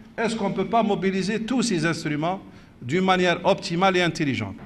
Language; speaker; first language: French; non-native, local second language; Arabic